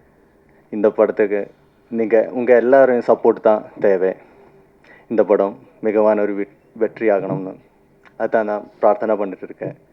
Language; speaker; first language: Tamil; non-native, fluent; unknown